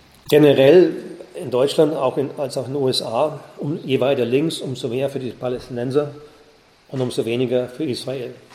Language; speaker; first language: German; native; German